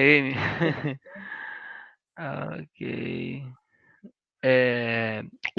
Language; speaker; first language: English; non-native, learner; Portuguese